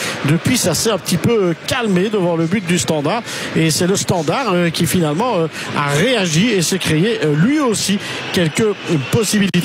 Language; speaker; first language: French; native; French